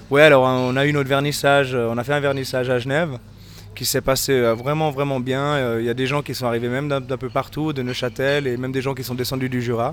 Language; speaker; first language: French; native; French